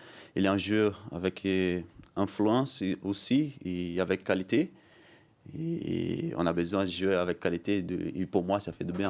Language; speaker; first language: French; non-native, learner; Portuguese